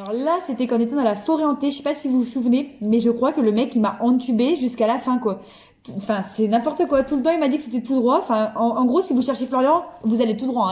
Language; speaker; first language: French; native; French